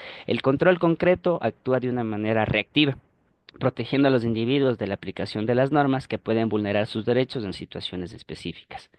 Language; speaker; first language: Spanish; native; Spanish